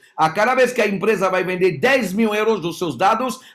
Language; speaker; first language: Portuguese; non-native, fluent; French